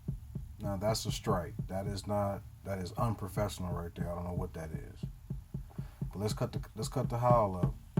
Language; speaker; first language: English; native; English